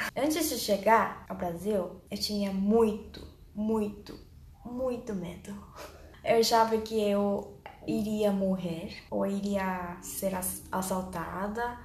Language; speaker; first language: Portuguese; non-native, learner; Korean